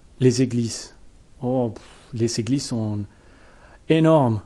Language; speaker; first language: French; non-native, learner; Spanish